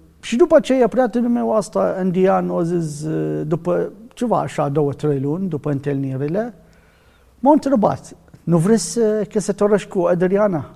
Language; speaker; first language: Romanian; non-native, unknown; Arabic